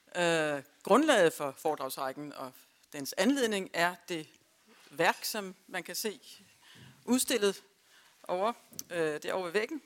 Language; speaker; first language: Danish; native; Danish